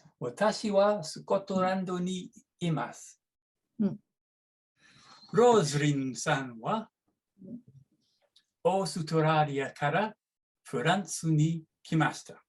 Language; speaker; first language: Japanese; non-native, learner; English